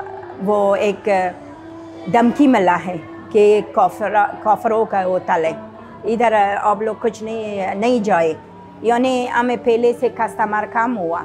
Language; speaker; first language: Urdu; non-native, fluent; Persian